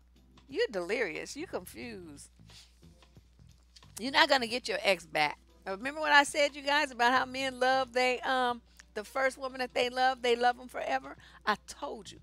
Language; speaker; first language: English; native; English